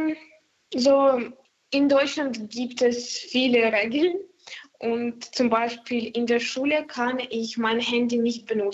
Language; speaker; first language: German; non-native, learner; Ukrainian